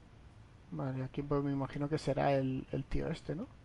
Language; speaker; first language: Spanish; native; Spanish